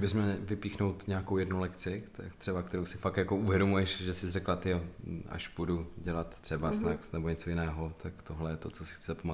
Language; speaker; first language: Czech; native; Czech